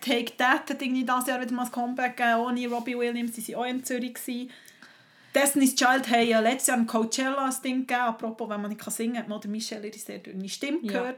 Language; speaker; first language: German; native; German